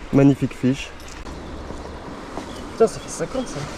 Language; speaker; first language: French; native; French